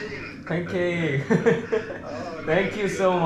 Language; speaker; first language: English; non-native, learner; Korean